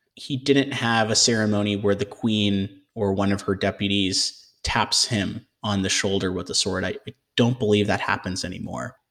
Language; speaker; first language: English; native; English